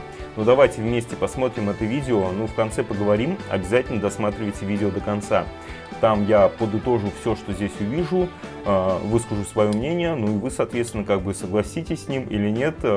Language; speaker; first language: Russian; native; Russian